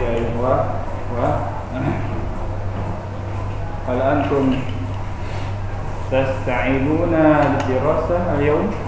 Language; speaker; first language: Arabic; non-native, fluent; Indonesian